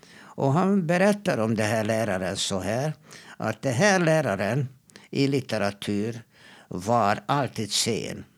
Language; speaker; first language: Swedish; non-native, fluent; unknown